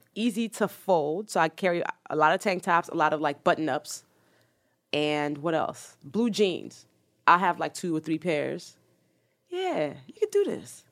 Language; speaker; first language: English; early bilingual, other home language; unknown